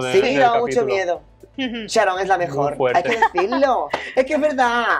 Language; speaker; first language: Spanish; native; Spanish